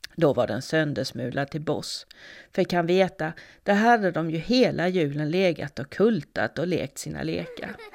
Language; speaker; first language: Swedish; native; Swedish